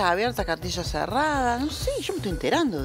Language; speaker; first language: Spanish; native; Spanish